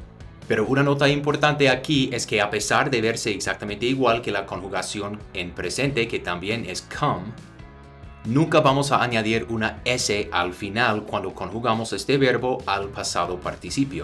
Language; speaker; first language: Spanish; non-native, fluent; English